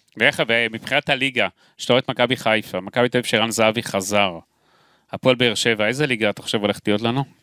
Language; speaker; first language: Hebrew; native; Hebrew